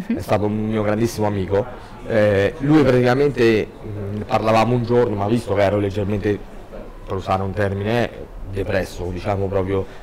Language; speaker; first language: Italian; native; Italian